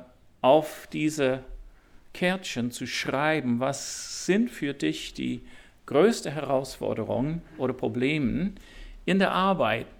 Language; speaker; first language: German; non-native, fluent; English